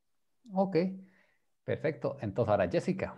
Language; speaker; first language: Spanish; non-native, fluent; English